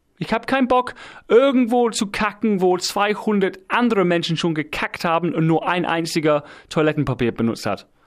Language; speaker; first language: German; non-native, fluent; English